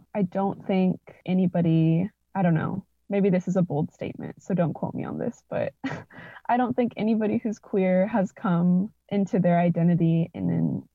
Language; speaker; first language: English; native; English